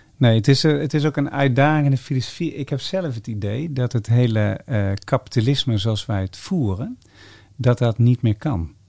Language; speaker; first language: Dutch; native; Dutch